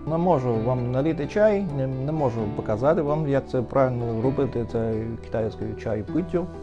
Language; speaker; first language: Ukrainian; non-native, learner; Chinese